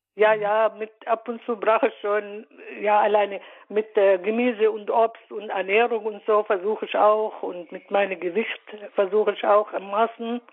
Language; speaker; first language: German; non-native, learner; Arabic